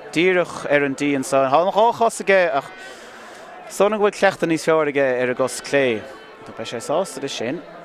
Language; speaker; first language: Irish; native; Irish